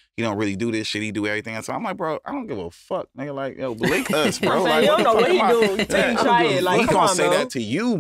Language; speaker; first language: English; native; English